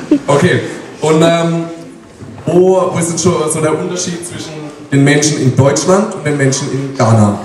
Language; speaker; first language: German; native; German